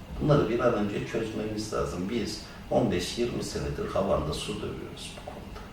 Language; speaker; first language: Turkish; native; Turkish